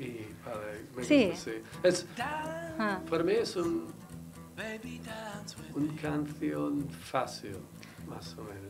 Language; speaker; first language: Spanish; non-native, learner; English